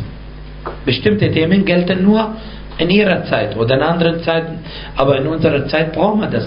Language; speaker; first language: German; non-native, fluent; Arabic